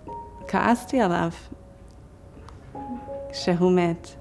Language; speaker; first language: Hebrew; non-native, fluent; English